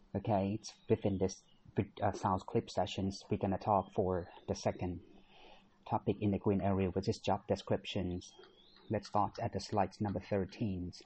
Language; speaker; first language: English; non-native, fluent; Thai